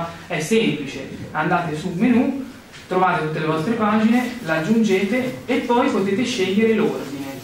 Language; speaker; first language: Italian; native; Italian